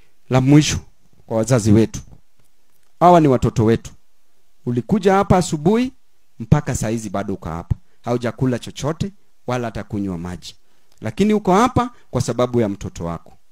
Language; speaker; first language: Swahili; non-native, local second language; Luo (Kenya and Tanzania)